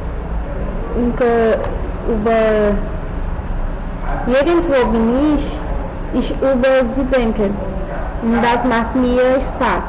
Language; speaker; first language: German; non-native, learner; Portuguese